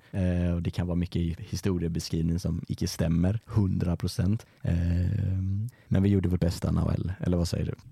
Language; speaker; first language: Swedish; native; Swedish